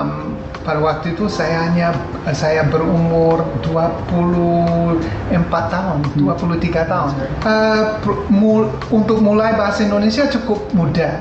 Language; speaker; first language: Indonesian; non-native, fluent; English